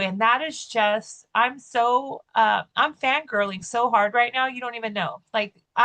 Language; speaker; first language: English; native; English